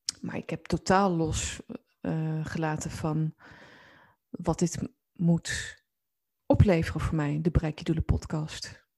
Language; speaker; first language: Dutch; native; Dutch